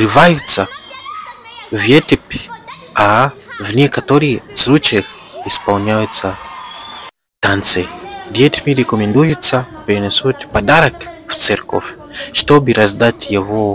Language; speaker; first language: Russian; non-native, learner; Bemba